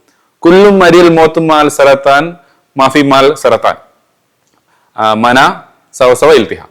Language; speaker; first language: Arabic; non-native, learner; Malayalam